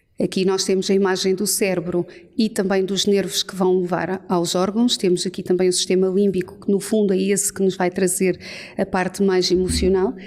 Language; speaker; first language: Portuguese; native; Portuguese